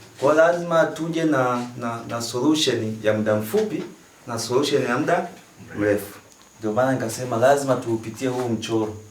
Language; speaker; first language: Swahili; native; Swahili